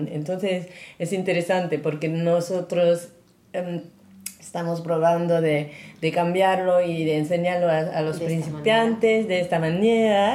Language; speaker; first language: Spanish; non-native, learner; French